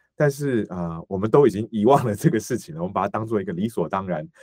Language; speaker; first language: Chinese; native; Chinese